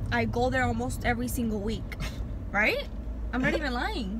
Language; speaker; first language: English; early bilingual, other home language; Spanish